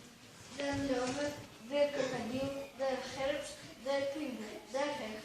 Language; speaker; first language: German; non-native, learner; Russian